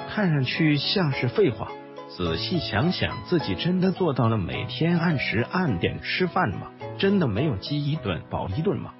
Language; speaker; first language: Chinese; native; Chinese